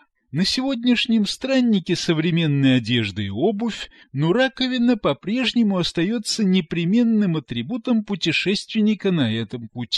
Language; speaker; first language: Russian; native; Russian